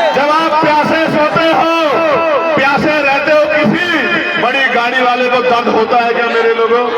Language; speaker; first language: Hindi; native; Hindi